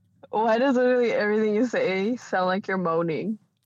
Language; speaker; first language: English; early bilingual, other home language; Spanish